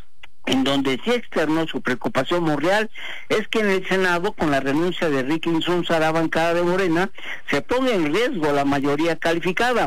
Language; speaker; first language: Spanish; native; Spanish